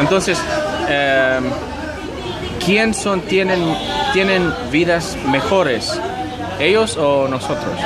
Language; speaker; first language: Spanish; non-native, learner; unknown